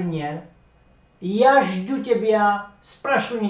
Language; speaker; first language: Russian; non-native, fluent; Slovak